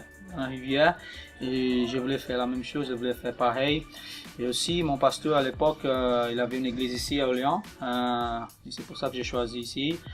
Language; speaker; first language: French; non-native, fluent; Portuguese